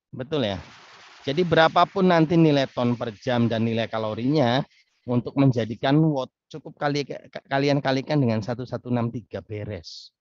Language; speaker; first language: Indonesian; native; Indonesian